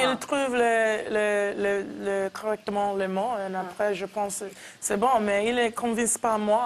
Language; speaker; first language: French; non-native, learner; English